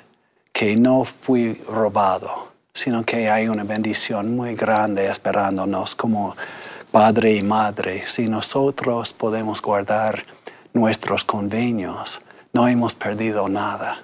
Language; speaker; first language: Spanish; non-native, fluent; English